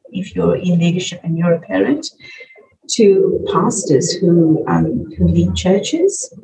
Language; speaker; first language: English; native; English